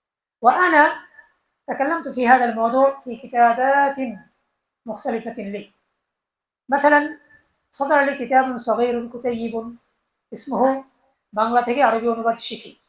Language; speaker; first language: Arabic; non-native, fluent; Bangla